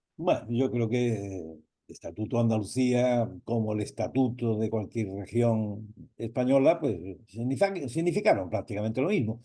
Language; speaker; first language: Spanish; native; Spanish